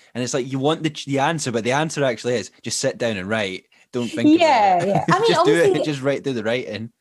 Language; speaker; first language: English; native; English